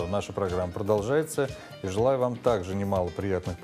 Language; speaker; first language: Russian; native; Russian